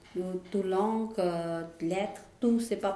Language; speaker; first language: French; non-native, learner; Tibetan